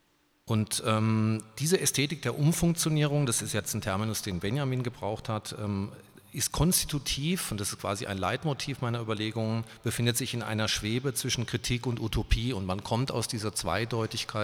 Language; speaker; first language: German; native; German